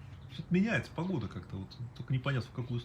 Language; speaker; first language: Russian; native; Russian